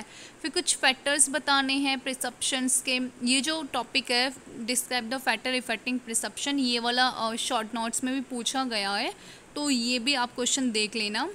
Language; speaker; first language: Hindi; native; Hindi